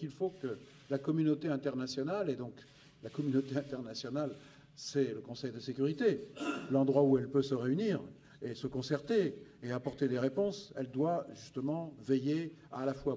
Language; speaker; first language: French; native; French